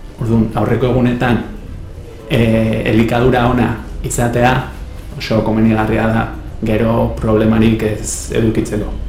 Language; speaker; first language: Basque; non-native, learner; Spanish